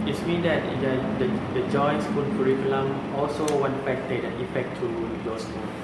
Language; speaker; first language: English; non-native, learner; Thai